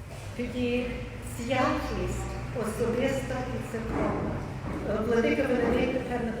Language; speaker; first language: Ukrainian; early bilingual, heritage; Ukrainian